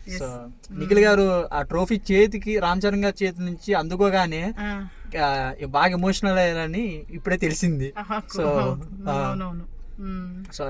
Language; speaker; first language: Telugu; native; Telugu